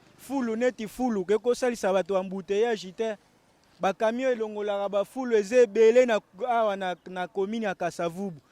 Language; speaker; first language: Lingala; native; Lingala